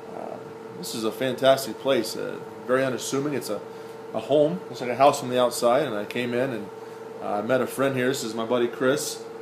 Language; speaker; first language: English; native; English